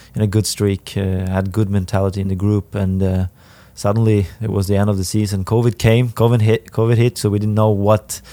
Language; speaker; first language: English; non-native, fluent; Swedish